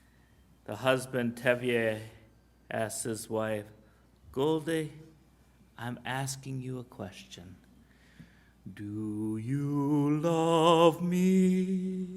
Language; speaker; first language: English; native; English